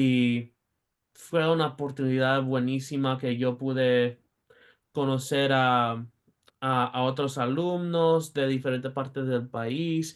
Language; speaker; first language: Spanish; early bilingual, heritage; Spanish